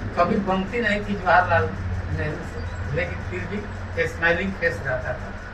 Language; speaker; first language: Hindi; native; Hindi